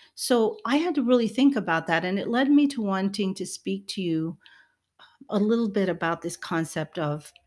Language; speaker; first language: English; early bilingual, other home language; Spanish